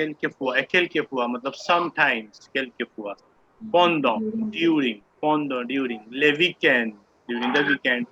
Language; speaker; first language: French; non-native, fluent; Urdu